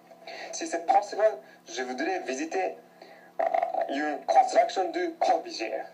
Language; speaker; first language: French; non-native, learner; Japanese